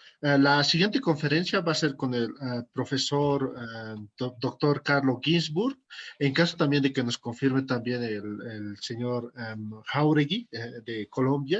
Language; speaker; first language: Spanish; native; Spanish